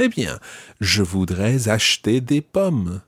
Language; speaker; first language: French; non-native, fluent; English